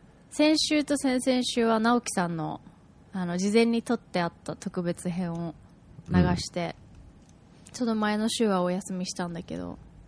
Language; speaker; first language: Japanese; early bilingual, heritage; Japanese